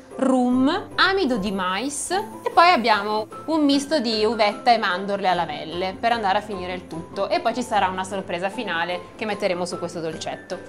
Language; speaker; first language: Italian; native; Italian